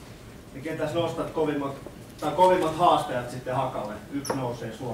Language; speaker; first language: Finnish; native; Finnish